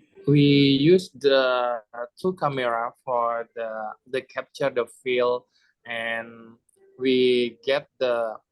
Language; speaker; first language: English; non-native, learner; Indonesian